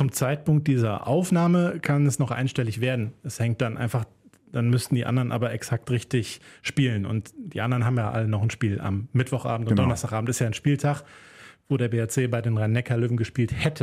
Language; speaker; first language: German; native; German